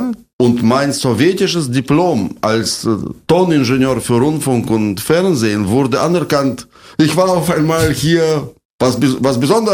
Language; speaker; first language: German; non-native, fluent; Russian